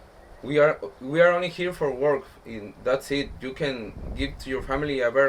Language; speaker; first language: English; non-native, learner; Spanish